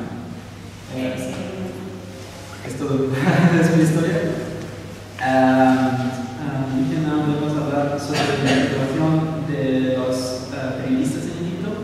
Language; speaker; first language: Spanish; non-native, learner; Arabic